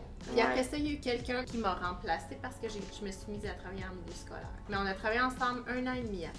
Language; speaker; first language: French; native; French